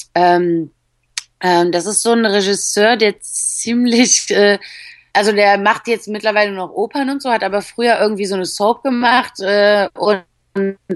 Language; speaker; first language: German; early bilingual, other home language; Polish